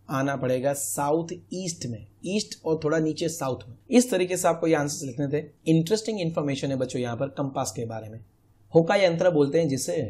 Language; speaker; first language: Hindi; non-native, local second language; Gujarati